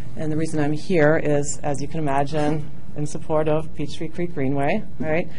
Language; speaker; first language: English; non-native, fluent; Japanese